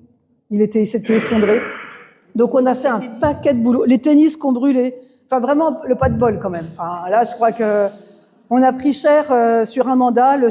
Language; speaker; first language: French; native; French